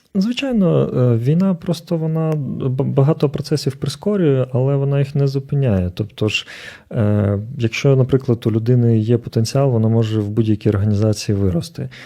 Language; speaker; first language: Ukrainian; native; Ukrainian